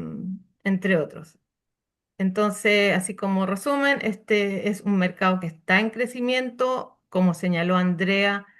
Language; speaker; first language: Spanish; native; Spanish